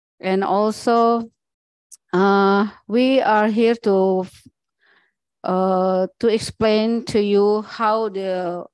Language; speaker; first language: English; non-native, learner; Indonesian